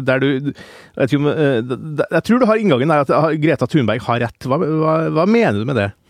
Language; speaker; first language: Norwegian; native; Norwegian